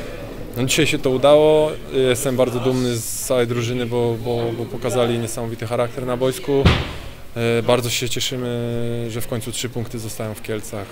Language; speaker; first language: Polish; native; Polish